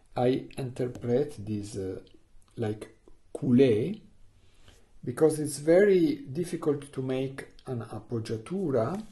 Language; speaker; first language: English; non-native, learner; Italian